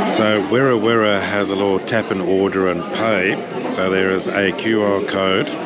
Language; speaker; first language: English; native; English